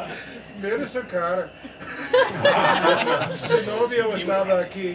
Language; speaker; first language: Spanish; non-native, learner; English